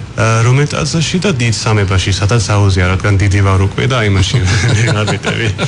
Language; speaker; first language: Georgian; non-native, fluent; English